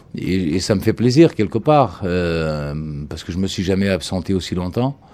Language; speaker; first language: French; early bilingual, other home language; Portuguese